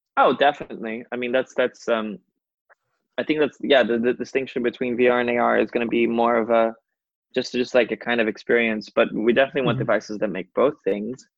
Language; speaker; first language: English; non-native, fluent; Portuguese